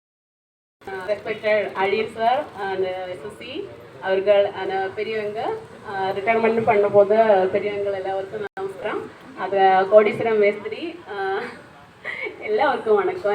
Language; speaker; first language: Tamil; non-native, learner; Malayalam